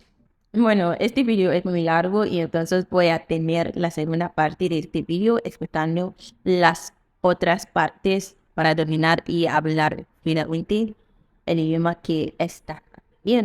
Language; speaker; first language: Spanish; non-native, fluent; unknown